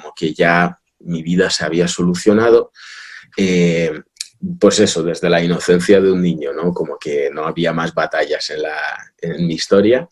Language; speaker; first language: Spanish; early bilingual, other home language; Russian